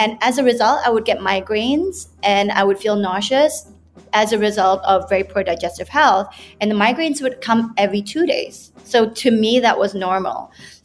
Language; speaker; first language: English; non-native, local second language; Malay